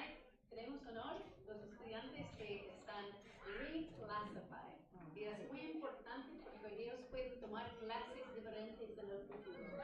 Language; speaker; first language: Spanish; non-native, learner; English